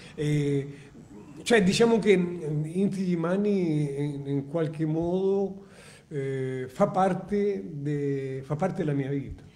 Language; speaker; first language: Italian; non-native, fluent; Spanish